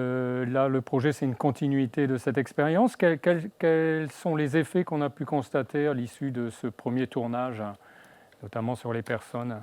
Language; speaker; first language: French; native; French